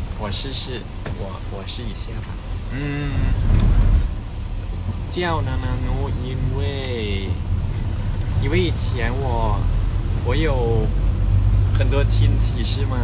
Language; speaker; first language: Chinese; non-native, learner; Thai